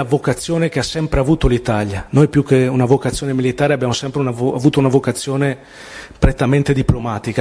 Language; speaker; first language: Italian; native; Italian